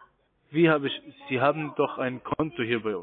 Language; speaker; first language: German; non-native, fluent; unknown